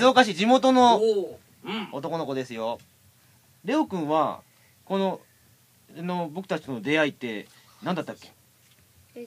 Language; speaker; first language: Japanese; native; Japanese